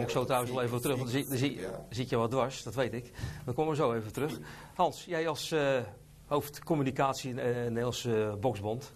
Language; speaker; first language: Dutch; native; Dutch